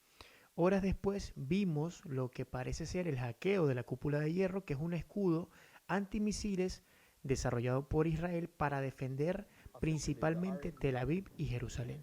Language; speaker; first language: Spanish; native; Spanish